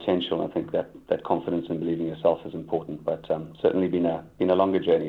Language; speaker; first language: English; native; English